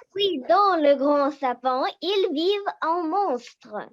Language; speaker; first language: French; non-native, learner; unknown